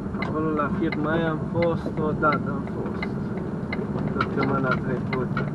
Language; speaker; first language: Romanian; non-native, local second language; Hungarian